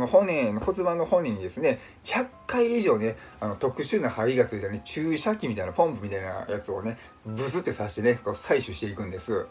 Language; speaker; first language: Japanese; native; Japanese